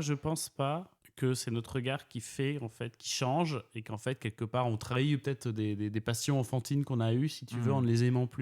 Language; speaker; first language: French; native; French